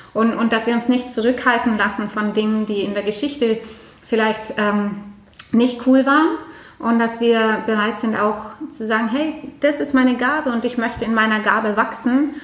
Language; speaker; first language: German; non-native, fluent; Norwegian